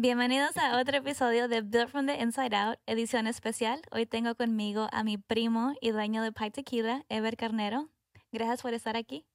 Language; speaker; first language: Spanish; early bilingual, heritage; Spanish